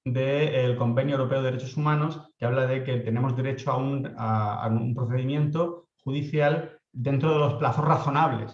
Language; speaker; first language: Spanish; native; Spanish